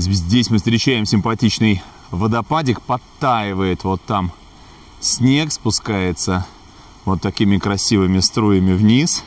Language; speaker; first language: Russian; native; Russian